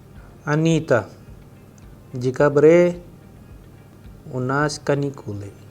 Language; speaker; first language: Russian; non-native, fluent; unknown